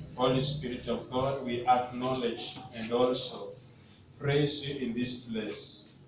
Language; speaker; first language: English; non-native, local second language; Swahili